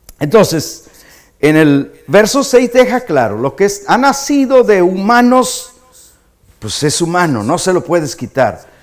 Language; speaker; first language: Spanish; native; Spanish